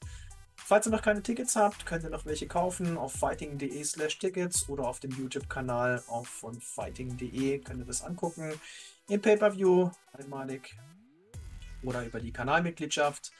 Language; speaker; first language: German; native; German